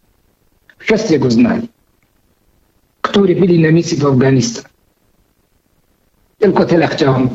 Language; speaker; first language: Polish; non-native, fluent; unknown